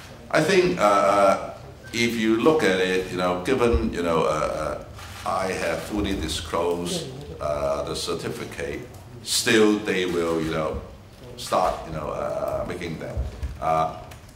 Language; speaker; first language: English; non-native, local second language; Cantonese